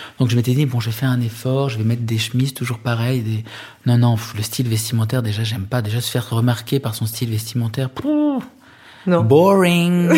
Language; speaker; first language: French; native; French